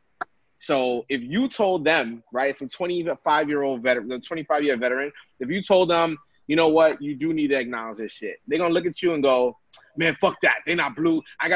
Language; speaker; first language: English; native; English